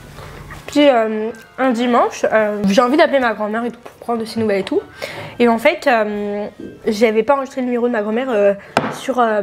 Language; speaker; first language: French; native; French